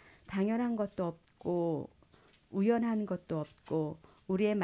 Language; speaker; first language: Korean; native; Korean